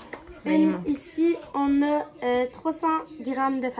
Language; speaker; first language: French; non-native, local second language; Arabic